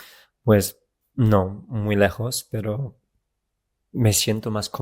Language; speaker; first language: Spanish; non-native, fluent; English